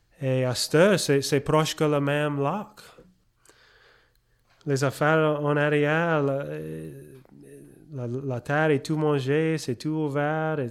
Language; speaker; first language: French; early bilingual, heritage; French